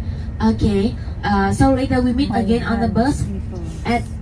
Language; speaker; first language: English; non-native, learner; Vietnamese